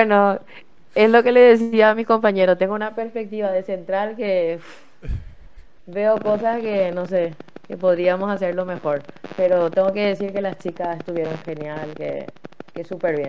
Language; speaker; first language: Spanish; native; Spanish